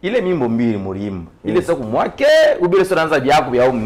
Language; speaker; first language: French; non-native, local second language; Swahili